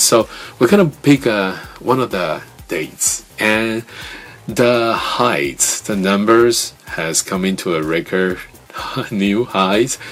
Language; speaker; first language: English; non-native, fluent; Chinese